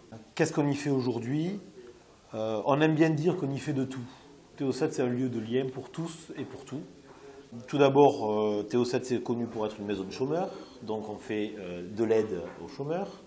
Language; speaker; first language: French; native; French